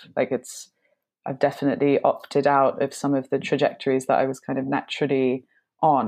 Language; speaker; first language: English; native; English